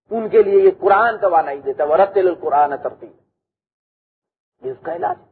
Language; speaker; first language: Urdu; non-native, local second language; Punjabi